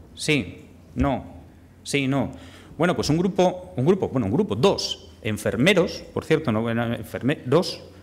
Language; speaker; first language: Spanish; native; Spanish